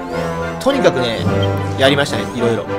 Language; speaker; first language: Japanese; native; Japanese